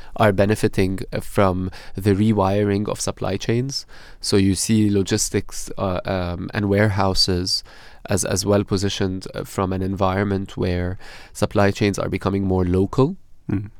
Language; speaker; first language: English; non-native, fluent; Arabic